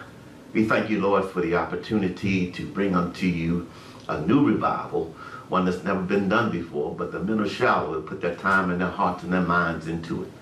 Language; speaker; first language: English; native; English